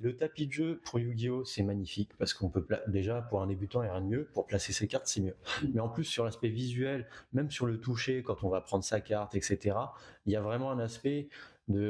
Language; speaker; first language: French; native; French